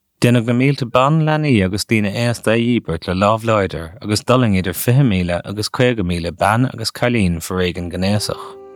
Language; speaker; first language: Irish; native; Irish